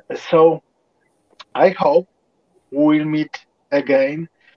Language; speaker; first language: English; non-native, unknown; Polish